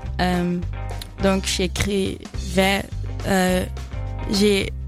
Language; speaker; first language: French; non-native, fluent; Dutch